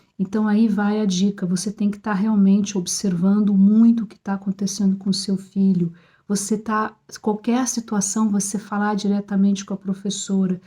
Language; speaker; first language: Portuguese; native; Portuguese